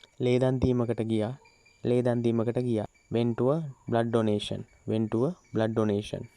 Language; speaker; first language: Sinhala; native; Sinhala